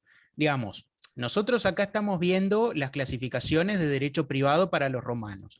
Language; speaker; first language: Spanish; native; Spanish